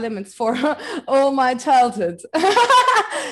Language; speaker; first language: English; non-native, fluent; Turkish